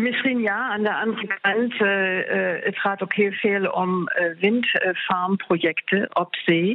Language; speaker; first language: Dutch; non-native, fluent; German